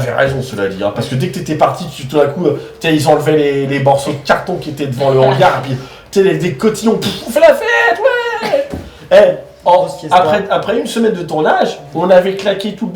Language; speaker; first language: French; native; French